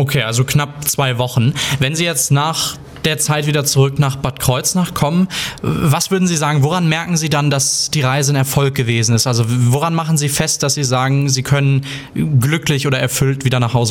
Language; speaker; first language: German; native; German